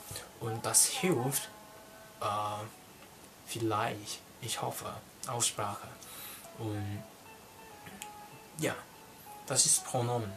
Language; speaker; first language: German; non-native, learner; Cantonese